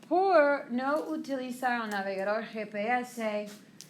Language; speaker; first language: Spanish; non-native, fluent; English